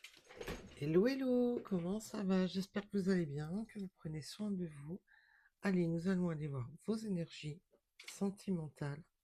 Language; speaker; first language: French; native; French